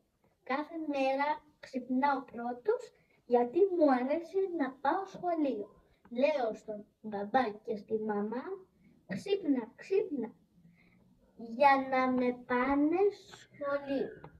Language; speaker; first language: Greek; early bilingual, other home language; Chinese